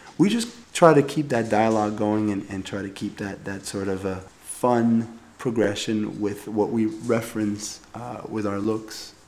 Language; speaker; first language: English; native; English